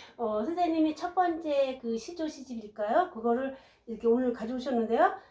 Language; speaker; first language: Korean; native; Korean